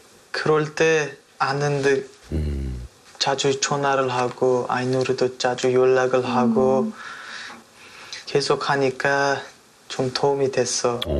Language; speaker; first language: Korean; non-native, fluent; Uzbek